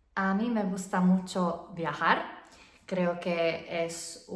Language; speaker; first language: Spanish; non-native, fluent; English